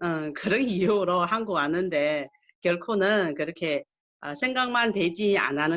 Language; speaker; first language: Korean; non-native, learner; Chinese